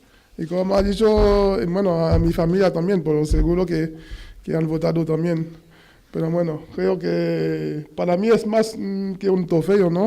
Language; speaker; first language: Spanish; non-native, fluent; French